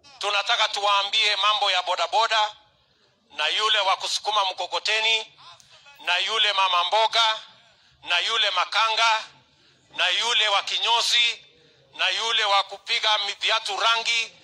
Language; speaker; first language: Swahili; non-native, local second language; Kalenjin